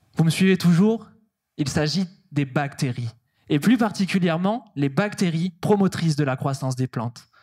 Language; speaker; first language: French; native; French